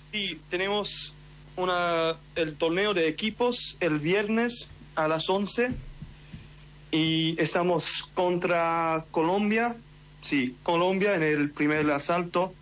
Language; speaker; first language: Spanish; early bilingual, heritage; English